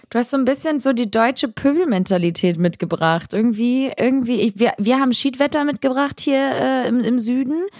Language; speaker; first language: German; early bilingual, other home language; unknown